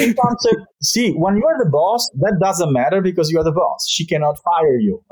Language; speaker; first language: English; non-native, fluent; Albanian